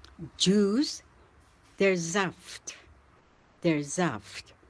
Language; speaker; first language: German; non-native, fluent; Filipino